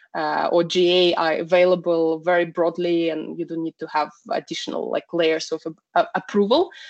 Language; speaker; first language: English; non-native, fluent; Russian